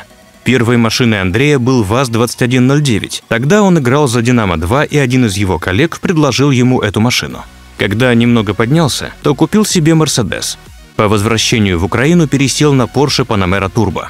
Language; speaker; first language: Russian; native; Russian